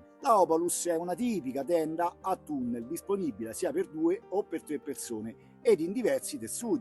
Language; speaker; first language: Italian; native; Italian